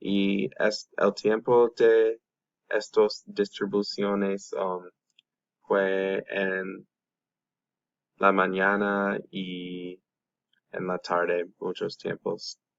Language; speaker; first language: Spanish; non-native, learner; English